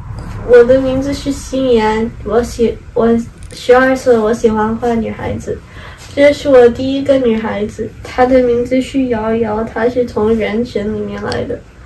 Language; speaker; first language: Chinese; early bilingual, heritage; Chinese